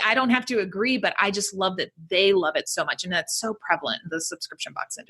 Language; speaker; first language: English; native; English